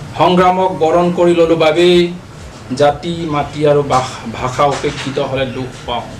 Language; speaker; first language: Assamese; non-native, local second language; Mising